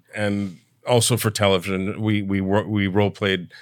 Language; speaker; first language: English; early bilingual, other home language; Italian